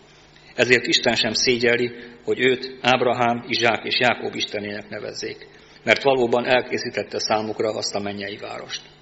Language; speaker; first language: Hungarian; native; Hungarian